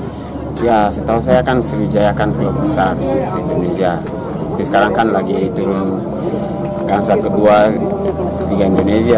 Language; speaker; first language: Indonesian; non-native, fluent; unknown